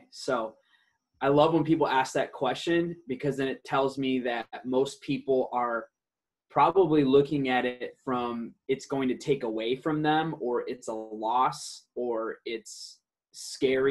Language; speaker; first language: English; early bilingual, other home language; Aramaic